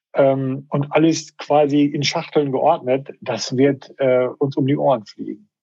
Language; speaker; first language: German; native; German